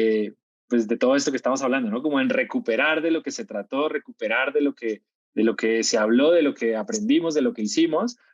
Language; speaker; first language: Spanish; native; Spanish